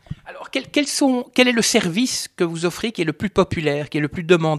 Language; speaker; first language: French; native; French